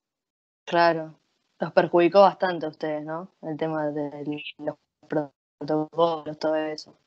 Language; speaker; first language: Spanish; native; Spanish